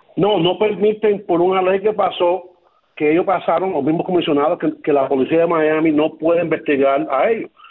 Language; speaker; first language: Spanish; early bilingual, other home language; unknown